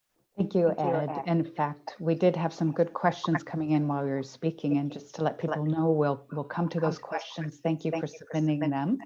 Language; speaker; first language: English; native; English